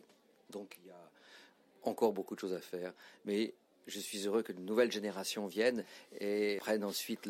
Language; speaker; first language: French; native; French